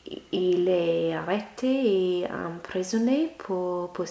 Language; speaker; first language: French; non-native, learner; English